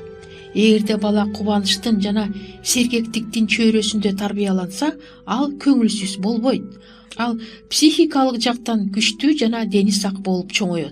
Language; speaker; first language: Kyrgyz; native; Kyrgyz